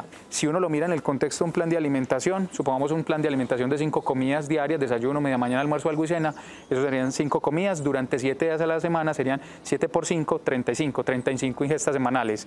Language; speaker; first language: Spanish; native; Spanish